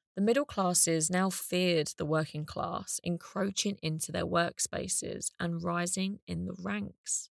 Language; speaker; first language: English; native; English